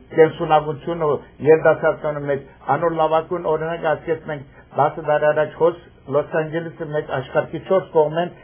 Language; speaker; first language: Armenian; early bilingual, heritage; Armenian